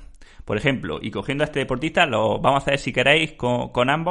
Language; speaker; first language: Spanish; native; Spanish